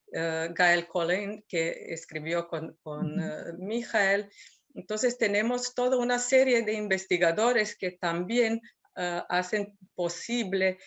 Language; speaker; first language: Spanish; non-native, fluent; Serbian